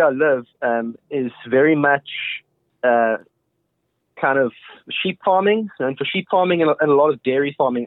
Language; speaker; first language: English; native; English